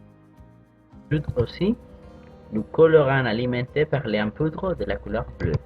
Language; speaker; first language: French; non-native, fluent; Spanish